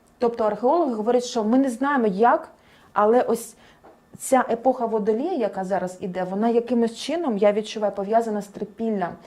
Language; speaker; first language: Ukrainian; native; Ukrainian